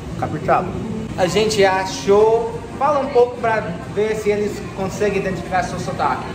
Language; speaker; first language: Portuguese; non-native, fluent; English